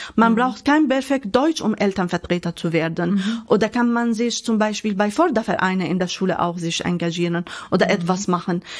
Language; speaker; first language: German; non-native, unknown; Arabic